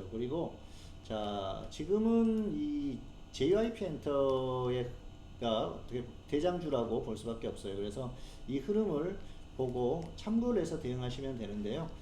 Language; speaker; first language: Korean; native; Korean